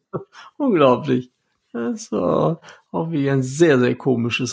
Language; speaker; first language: German; native; German